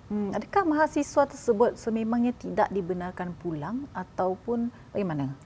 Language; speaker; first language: Malay; native; Malay